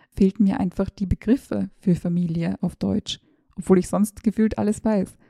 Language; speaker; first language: German; early bilingual, other home language; Serbian